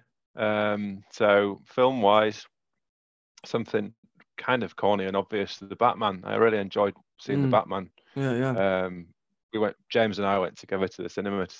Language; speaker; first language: English; native; English